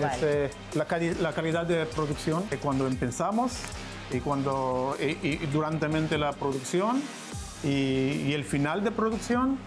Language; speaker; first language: Spanish; non-native, learner; Hebrew